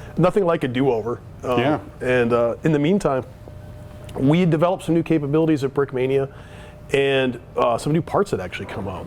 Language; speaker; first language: English; native; English